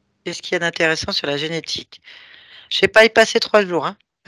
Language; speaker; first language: French; native; French